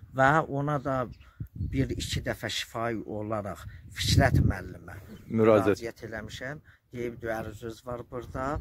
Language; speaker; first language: Azerbaijani; native; Azerbaijani